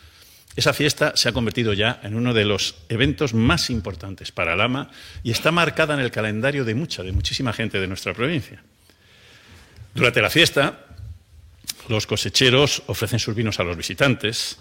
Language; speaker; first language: Spanish; native; Spanish